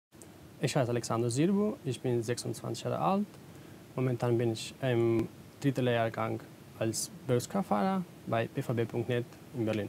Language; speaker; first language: German; non-native, learner; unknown